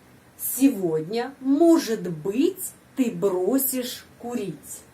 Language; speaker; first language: Russian; non-native, fluent; Indonesian